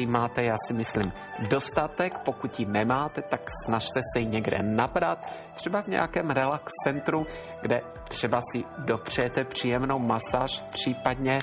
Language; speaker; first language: Czech; native; Czech